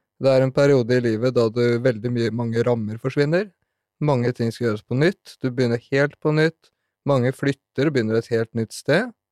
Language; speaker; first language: Norwegian; native; Norwegian